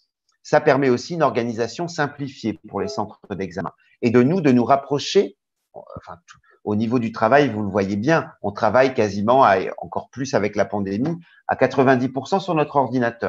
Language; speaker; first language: French; native; French